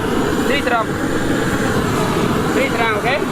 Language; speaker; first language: English; non-native, learner; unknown